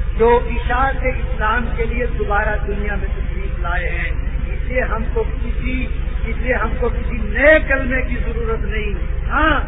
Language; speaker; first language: Urdu; non-native, local second language; Punjabi